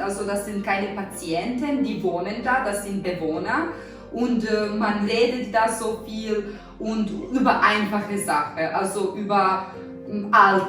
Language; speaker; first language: German; non-native, fluent; Serbian